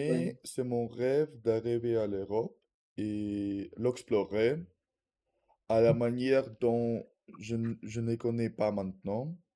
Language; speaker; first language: French; non-native, learner; Russian